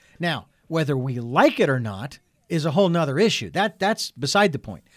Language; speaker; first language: English; native; English